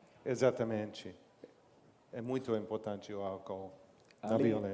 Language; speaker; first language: Portuguese; non-native, learner; English